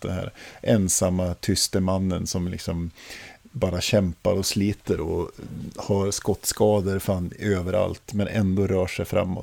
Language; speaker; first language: Swedish; native; Swedish